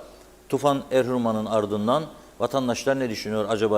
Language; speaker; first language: Turkish; native; Turkish